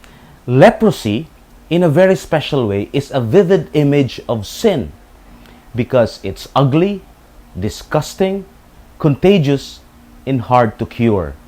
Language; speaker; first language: English; non-native, local second language; Filipino